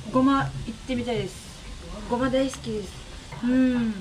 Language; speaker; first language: Japanese; non-native, fluent; Russian